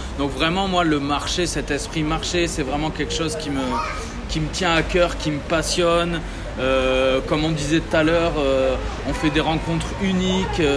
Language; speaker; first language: French; early bilingual, other home language; Italian